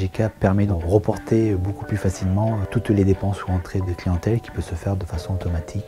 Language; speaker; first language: French; native; French